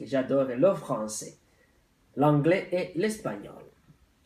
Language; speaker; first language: French; non-native, local second language; Rundi